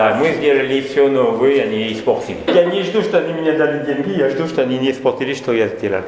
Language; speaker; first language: Russian; non-native, learner; French